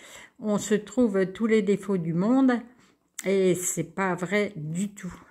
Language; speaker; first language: French; native; French